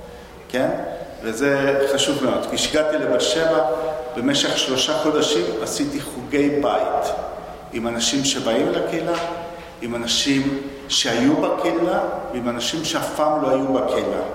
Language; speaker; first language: Hebrew; non-native, fluent; Spanish